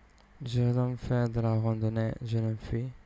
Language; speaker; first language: French; non-native, learner; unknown